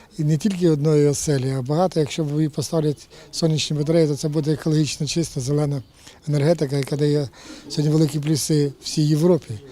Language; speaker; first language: Ukrainian; native; Ukrainian